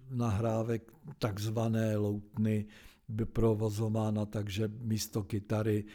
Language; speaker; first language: Czech; native; Czech